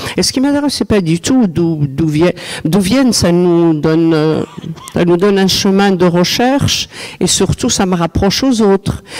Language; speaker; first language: French; non-native, local second language; Arabic